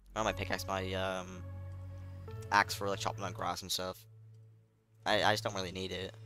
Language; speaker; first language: English; native; English